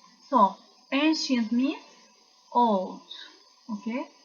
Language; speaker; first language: English; non-native, fluent; Turkish